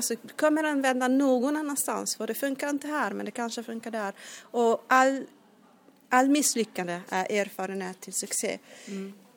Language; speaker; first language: Swedish; non-native, fluent; Italian